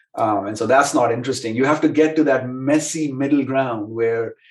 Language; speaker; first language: English; non-native, local second language; Hindi